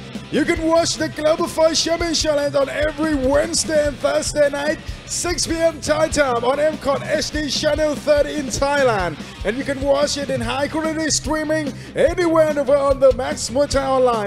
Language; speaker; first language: English; non-native, fluent; Thai